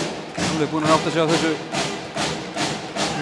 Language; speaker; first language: Icelandic; native; Icelandic